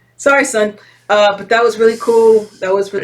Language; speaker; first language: English; native; English